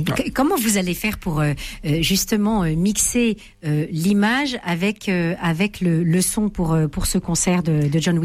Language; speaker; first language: French; native; French